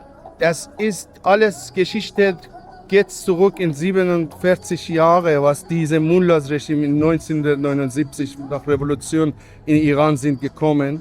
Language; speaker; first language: German; non-native, learner; Persian